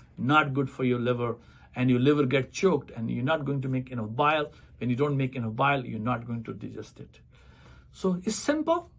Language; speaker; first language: English; non-native, local second language; Punjabi